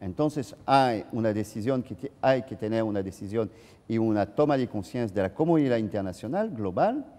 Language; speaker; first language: Spanish; non-native, fluent; French